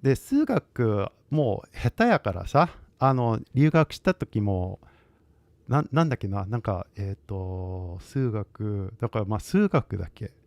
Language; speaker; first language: Japanese; non-native, fluent; English